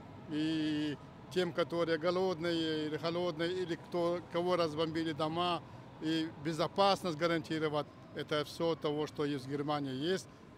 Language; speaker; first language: Russian; non-native, fluent; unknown